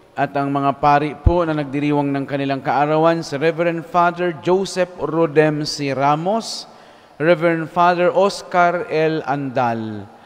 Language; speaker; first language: Filipino; native; Filipino